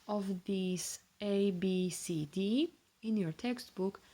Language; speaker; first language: English; non-native, fluent; Slovak